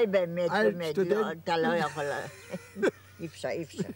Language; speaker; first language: Hebrew; non-native, fluent; German